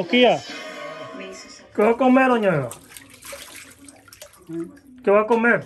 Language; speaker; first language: Spanish; native; Spanish